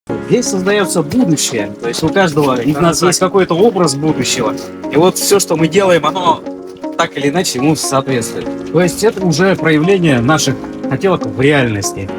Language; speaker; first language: Russian; native; Russian